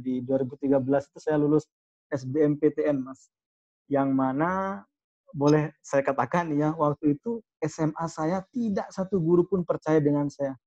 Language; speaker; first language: Indonesian; non-native, local second language; Madurese